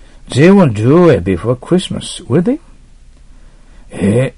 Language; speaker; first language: English; non-native, fluent; Japanese